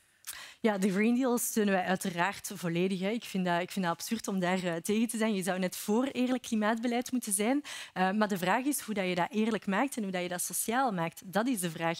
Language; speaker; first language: Dutch; native; Dutch